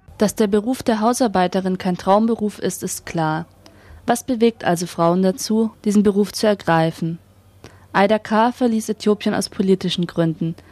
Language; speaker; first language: German; native; German